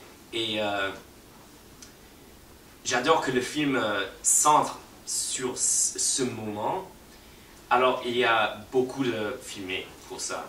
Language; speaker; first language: French; non-native, fluent; English